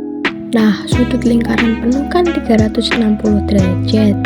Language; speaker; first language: Indonesian; native; Indonesian